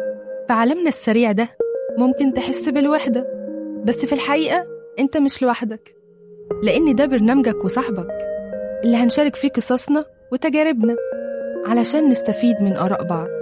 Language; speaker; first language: Arabic; native; Arabic